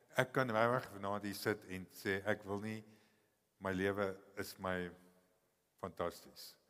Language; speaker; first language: Afrikaans; native; Afrikaans